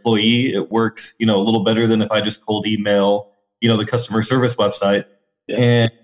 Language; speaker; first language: English; native; English